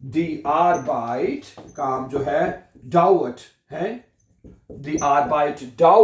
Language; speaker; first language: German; non-native, learner; Urdu